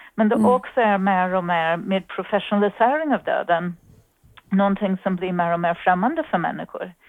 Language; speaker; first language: Swedish; non-native, fluent; English